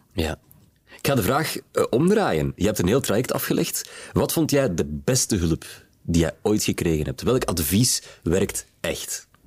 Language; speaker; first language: Dutch; native; Dutch